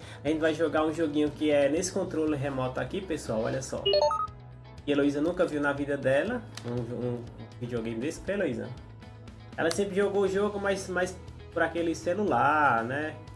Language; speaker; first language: Portuguese; native; Portuguese